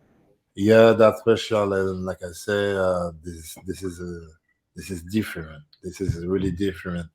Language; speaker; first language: English; non-native, fluent; French